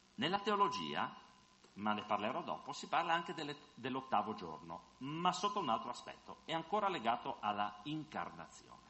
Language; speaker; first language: Italian; non-native, fluent; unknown